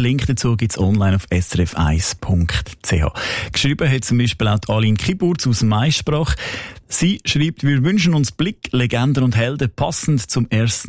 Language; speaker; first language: German; native; German